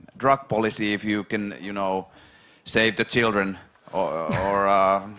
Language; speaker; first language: English; non-native, fluent; Finnish